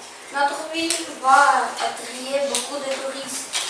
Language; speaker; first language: French; non-native, learner; Ukrainian